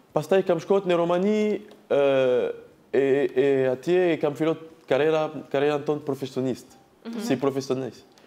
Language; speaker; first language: Albanian; non-native, learner; French